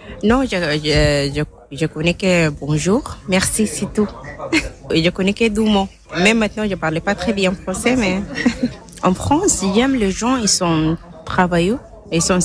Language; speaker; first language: French; non-native, learner; Arabic